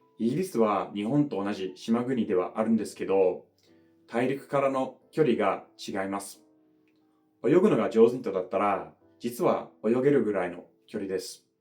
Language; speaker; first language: Japanese; non-native, fluent; English